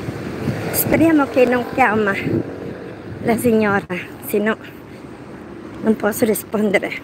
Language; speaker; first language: Italian; non-native, local second language; Filipino